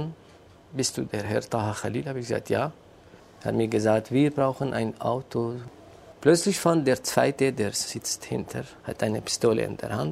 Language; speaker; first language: German; non-native, fluent; Kurdish